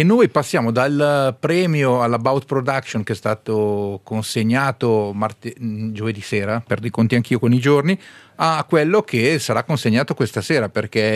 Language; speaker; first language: Italian; native; Italian